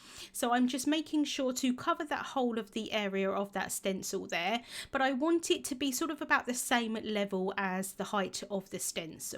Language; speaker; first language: English; native; English